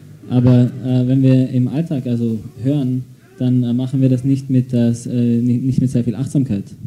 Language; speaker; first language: German; native; German